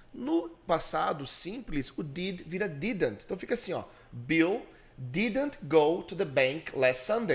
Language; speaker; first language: English; non-native, fluent; Portuguese